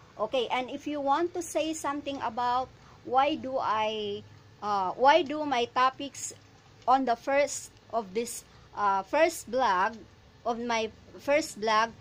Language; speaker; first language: English; non-native, local second language; Filipino